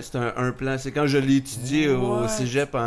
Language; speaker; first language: French; native; French